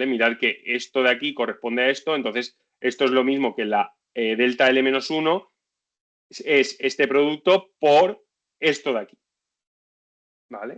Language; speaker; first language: Spanish; native; Spanish